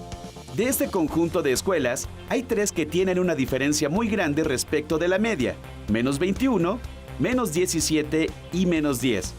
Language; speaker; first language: Spanish; native; Spanish